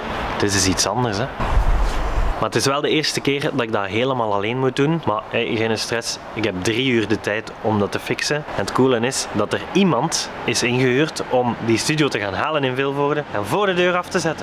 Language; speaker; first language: Dutch; native; Dutch